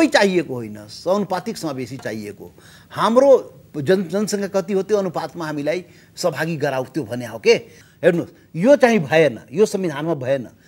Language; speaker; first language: Nepali; non-native, local second language; Maithili